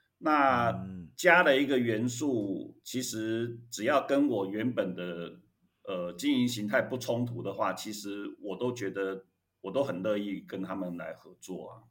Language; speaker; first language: Chinese; native; Chinese